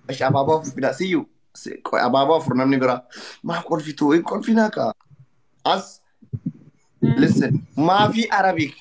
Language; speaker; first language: Arabic; non-native, learner; Oromo